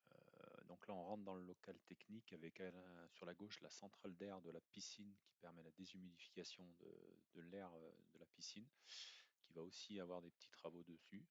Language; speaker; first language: French; native; French